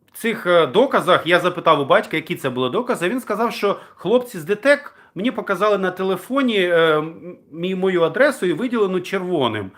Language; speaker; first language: Ukrainian; non-native, local second language; Russian